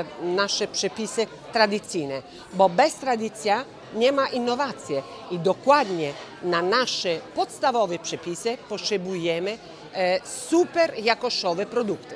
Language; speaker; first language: Polish; non-native, learner; Italian